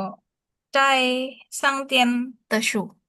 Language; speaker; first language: Chinese; non-native, learner; Indonesian